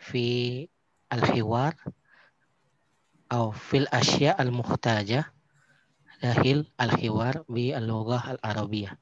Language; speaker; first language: Arabic; non-native, fluent; Indonesian